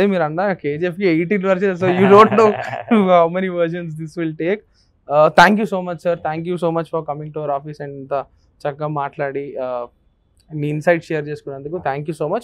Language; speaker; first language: Telugu; native; Telugu